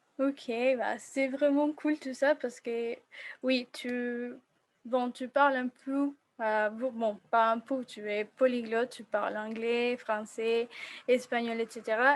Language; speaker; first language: French; non-native, fluent; Spanish